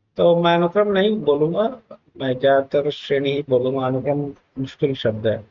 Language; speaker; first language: Hindi; native; Hindi